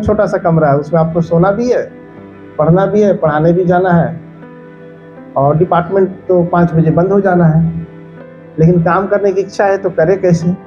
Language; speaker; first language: Hindi; native; Hindi